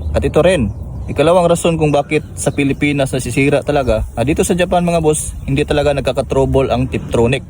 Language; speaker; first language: Filipino; native; Filipino